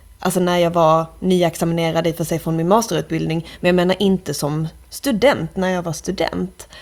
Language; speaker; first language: Swedish; native; Swedish